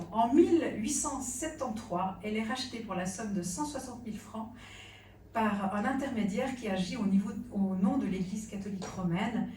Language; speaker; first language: French; native; French